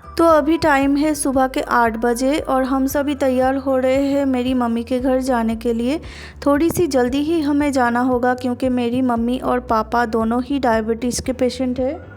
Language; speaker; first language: Hindi; non-native, local second language; Bangla